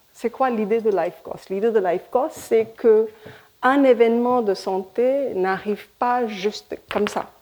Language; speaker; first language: French; non-native, fluent; Hindi